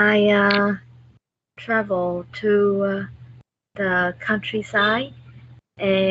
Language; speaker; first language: English; non-native, learner; Vietnamese